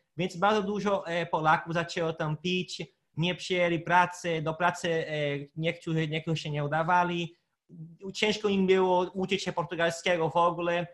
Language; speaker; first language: Polish; non-native, fluent; Portuguese